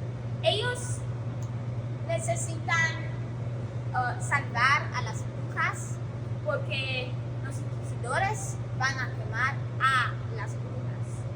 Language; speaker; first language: Spanish; non-native, learner; English